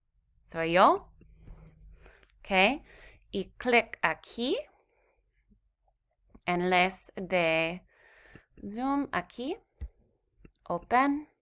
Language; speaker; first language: Spanish; non-native, learner; English